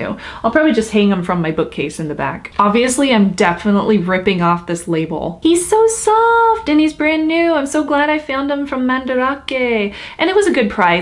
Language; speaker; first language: English; native; English